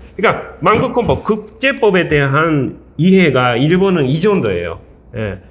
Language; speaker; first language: Korean; non-native, fluent; Japanese